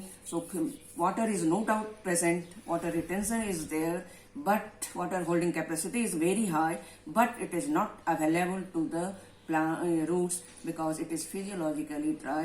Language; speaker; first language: English; non-native, local second language; Hindi